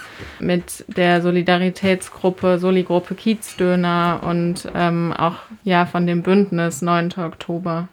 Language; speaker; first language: German; native; German